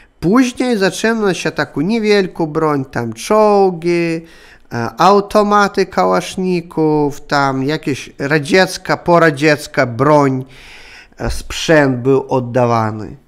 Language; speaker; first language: Polish; non-native, learner; Russian